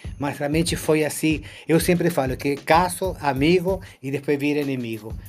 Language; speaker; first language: Portuguese; non-native, fluent; Spanish